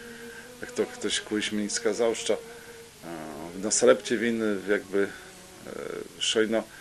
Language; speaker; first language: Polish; non-native, local second language; Rusyn